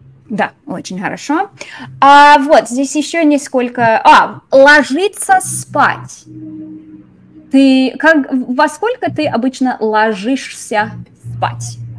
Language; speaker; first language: Russian; non-native, fluent; English